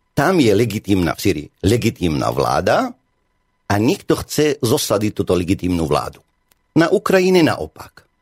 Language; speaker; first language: Slovak; non-native, fluent; Arabic